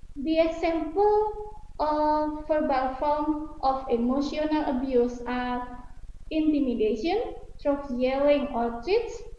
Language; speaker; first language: English; non-native, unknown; Indonesian